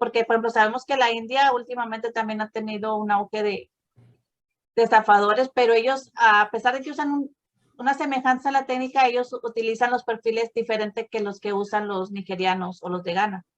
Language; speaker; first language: Spanish; native; Spanish